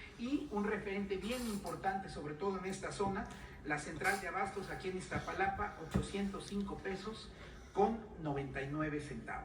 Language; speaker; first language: Spanish; native; Spanish